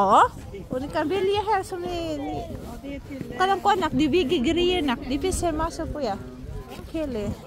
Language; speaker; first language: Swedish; non-native, learner; Filipino